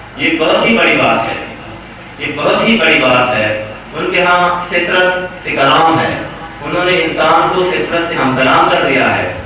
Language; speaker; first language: Urdu; non-native, local second language; Pashto